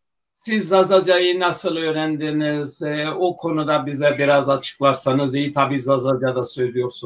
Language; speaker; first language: Turkish; non-native, local second language; Zaza